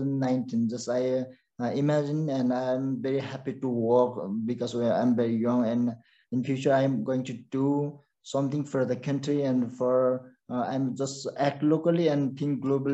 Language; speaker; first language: English; non-native, learner; Sherpa